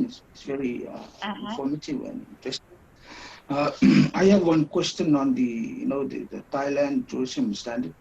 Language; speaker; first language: English; non-native, fluent; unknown